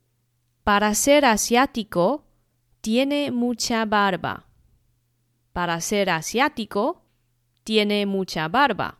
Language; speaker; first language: Spanish; non-native, fluent; Chinese